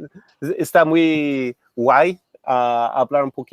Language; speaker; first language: Spanish; non-native, fluent; English